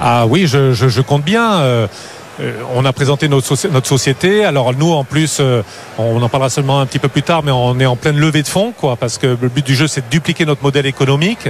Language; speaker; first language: French; native; French